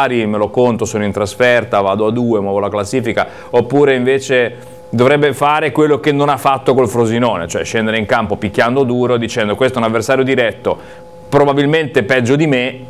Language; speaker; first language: Italian; native; Italian